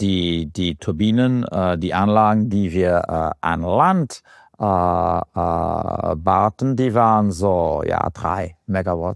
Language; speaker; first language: German; non-native, fluent; English